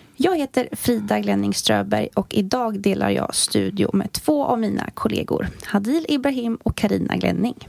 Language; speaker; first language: Swedish; native; Swedish